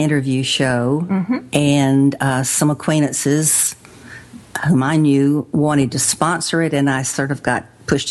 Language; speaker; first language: English; native; English